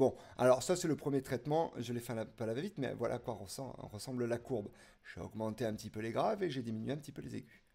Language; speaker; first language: French; native; French